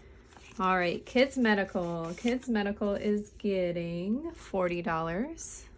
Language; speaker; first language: English; native; English